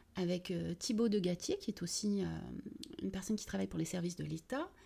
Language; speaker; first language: French; early bilingual, other home language; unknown